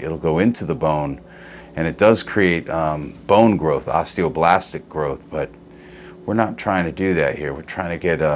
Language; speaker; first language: English; native; English